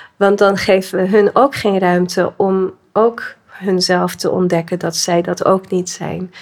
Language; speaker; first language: Dutch; early bilingual, other home language; English